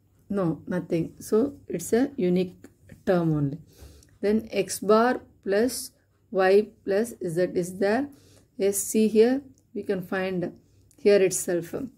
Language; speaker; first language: English; non-native, local second language; Tamil